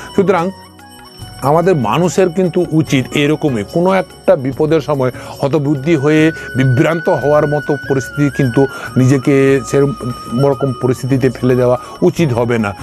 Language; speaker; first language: Bangla; non-native, local second language; Kok Borok